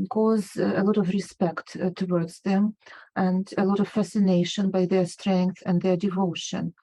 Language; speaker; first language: English; non-native, fluent; Ukrainian